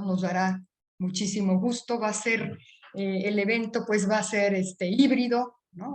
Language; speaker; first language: Spanish; native; Spanish